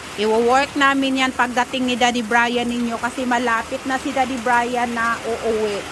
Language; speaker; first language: Filipino; non-native, local second language; Cebuano